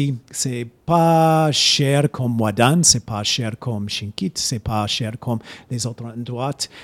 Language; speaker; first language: French; non-native, fluent; English